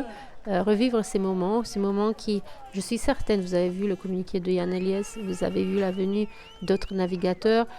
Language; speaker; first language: French; native; French